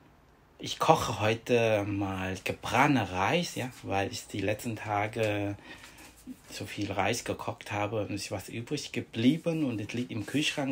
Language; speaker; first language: German; non-native, learner; Vietnamese